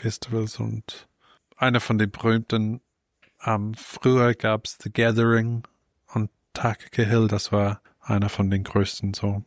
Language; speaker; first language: German; non-native, fluent; English